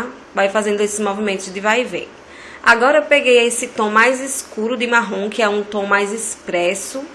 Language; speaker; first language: Portuguese; native; Portuguese